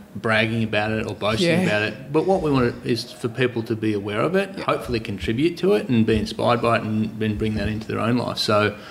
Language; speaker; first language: English; native; English